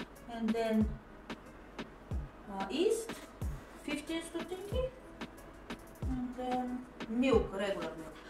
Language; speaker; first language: English; non-native, fluent; Bulgarian